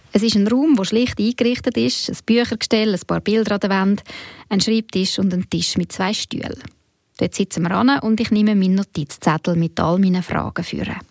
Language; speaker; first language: German; native; German